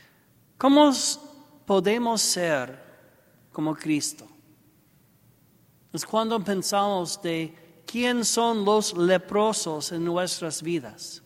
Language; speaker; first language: Spanish; non-native, learner; English